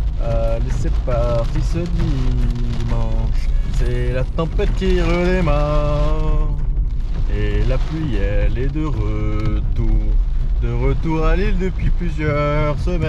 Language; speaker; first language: French; native; French